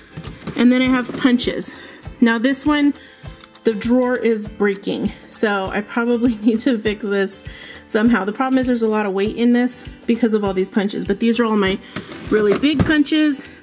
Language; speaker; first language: English; native; English